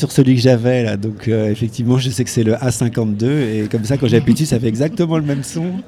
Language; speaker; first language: French; native; French